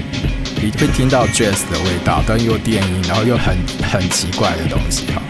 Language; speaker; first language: Chinese; native; Chinese